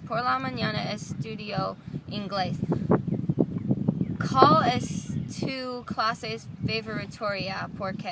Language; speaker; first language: Spanish; non-native, learner; English